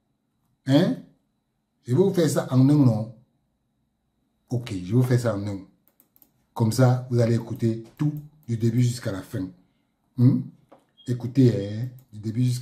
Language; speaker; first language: French; native; French